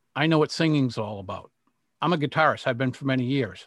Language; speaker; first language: English; native; English